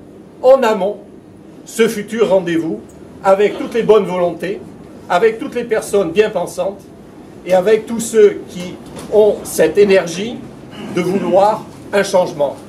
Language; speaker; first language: French; native; French